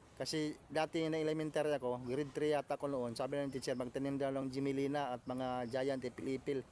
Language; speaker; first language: Filipino; non-native, local second language; Hiligaynon